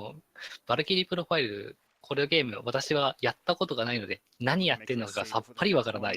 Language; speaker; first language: Japanese; native; Japanese